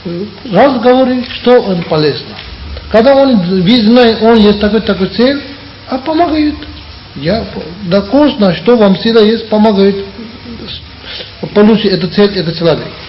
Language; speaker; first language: Russian; non-native, learner; Tibetan